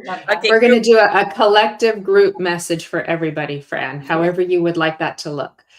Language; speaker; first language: English; native; English